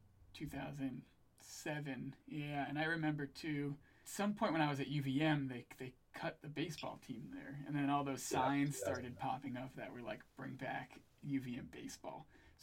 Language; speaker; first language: English; native; English